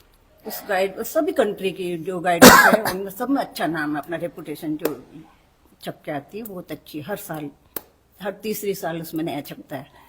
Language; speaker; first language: Hindi; native; Hindi